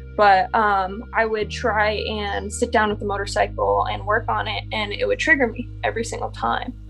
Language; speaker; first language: English; native; English